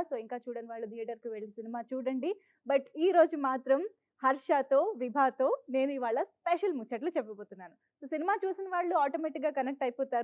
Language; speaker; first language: Telugu; native; Telugu